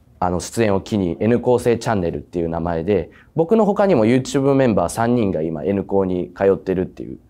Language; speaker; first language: Japanese; native; Japanese